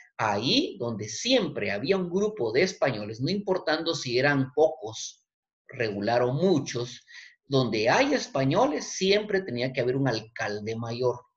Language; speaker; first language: Spanish; native; Spanish